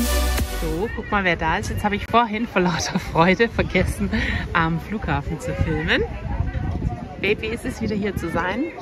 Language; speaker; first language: German; native; German